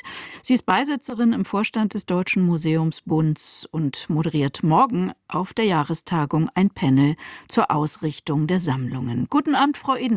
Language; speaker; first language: German; native; German